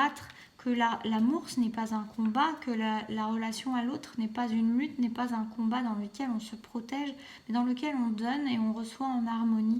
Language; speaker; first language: French; native; French